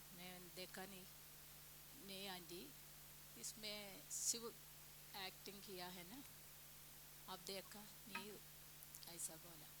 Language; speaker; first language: Hindi; non-native, local second language; Malayalam